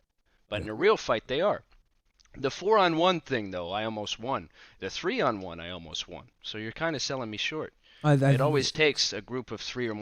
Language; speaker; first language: English; native; English